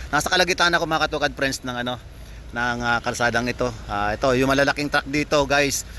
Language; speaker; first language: Filipino; native; Filipino